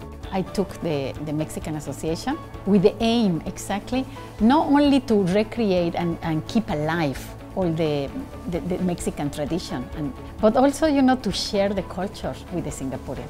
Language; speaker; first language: English; non-native, fluent; Spanish